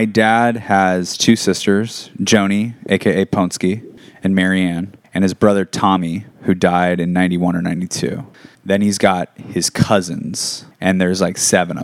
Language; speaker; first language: English; native; English